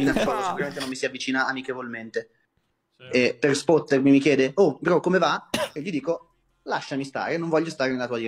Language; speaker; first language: Italian; native; Italian